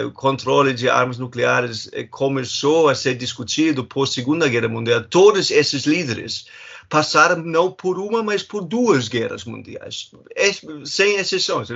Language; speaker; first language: Portuguese; non-native, fluent; German